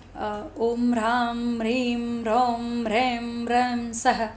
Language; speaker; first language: Hindi; non-native, local second language; Marathi